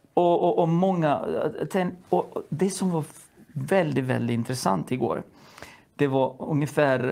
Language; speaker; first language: Swedish; non-native, fluent; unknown